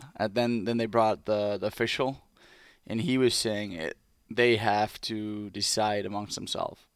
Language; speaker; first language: English; non-native, fluent; Finnish